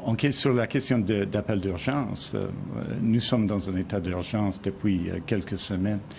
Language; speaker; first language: French; non-native, fluent; English